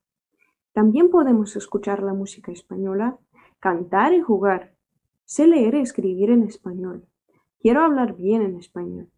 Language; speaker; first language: Spanish; non-native, fluent; Russian